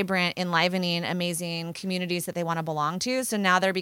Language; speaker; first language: English; native; English